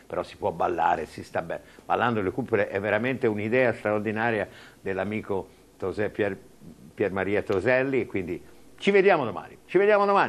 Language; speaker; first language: Italian; native; Italian